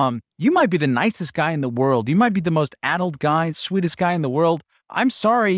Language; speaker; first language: English; native; English